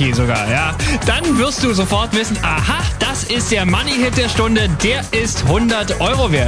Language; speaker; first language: German; native; German